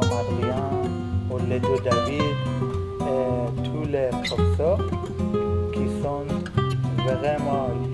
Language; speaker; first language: French; non-native, learner; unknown